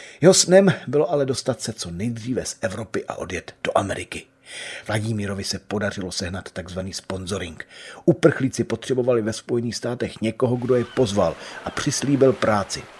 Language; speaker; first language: Czech; native; Czech